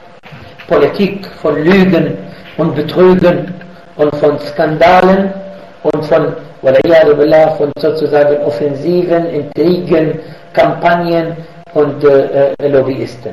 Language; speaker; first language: German; non-native, fluent; Arabic